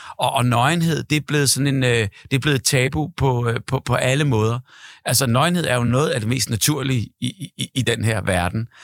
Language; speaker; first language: Danish; native; Danish